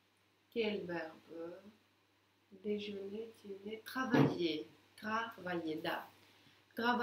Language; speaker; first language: French; non-native, fluent; Russian